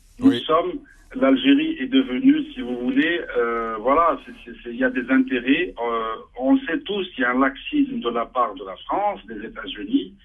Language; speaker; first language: French; non-native, local second language; Arabic